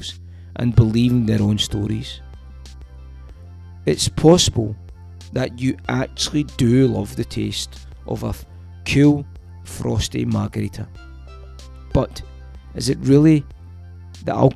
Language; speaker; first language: English; native; English